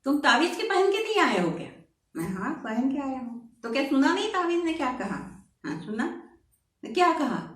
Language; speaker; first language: Hindi; non-native, local second language; Marathi